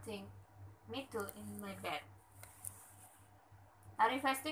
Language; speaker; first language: English; non-native, learner; Indonesian